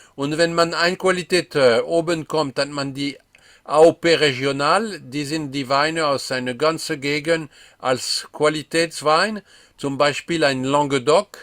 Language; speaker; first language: German; non-native, fluent; French